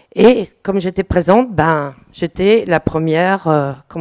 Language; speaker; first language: French; native; French